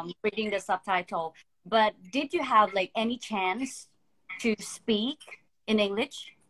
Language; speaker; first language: English; non-native, fluent; Thai